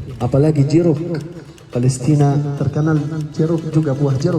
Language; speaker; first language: Indonesian; non-native, fluent; Arabic